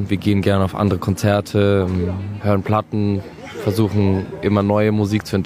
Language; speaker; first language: German; native; German